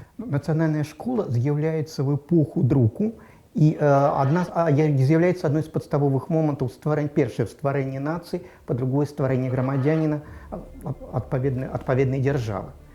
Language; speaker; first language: Belarusian; non-native, local second language; Russian